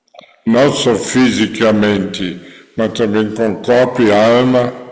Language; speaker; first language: Portuguese; non-native, fluent; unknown